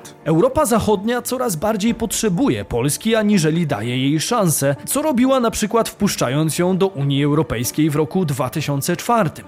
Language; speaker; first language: Polish; native; Polish